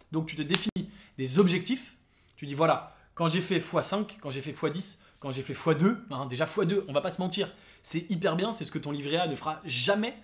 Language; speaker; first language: French; native; French